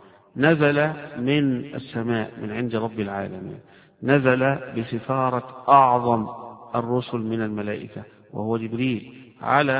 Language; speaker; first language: Arabic; native; Arabic